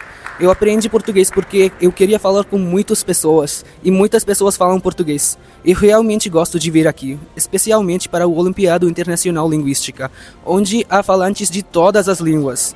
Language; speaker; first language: Portuguese; non-native, fluent; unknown